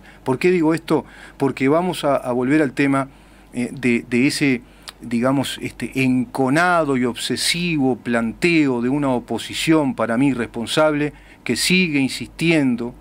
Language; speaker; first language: Spanish; native; Spanish